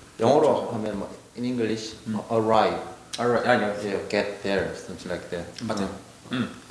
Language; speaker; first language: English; non-native, learner; Korean